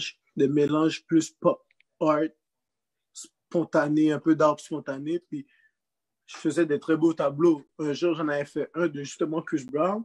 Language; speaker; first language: French; native; French